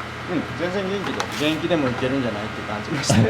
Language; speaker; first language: Japanese; native; Japanese